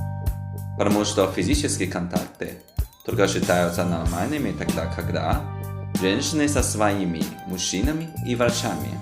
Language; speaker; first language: Russian; non-native, fluent; Chinese